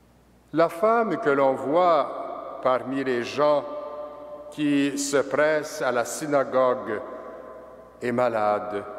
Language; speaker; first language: French; native; French